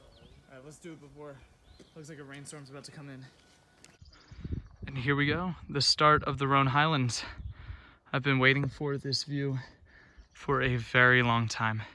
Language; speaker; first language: English; native; English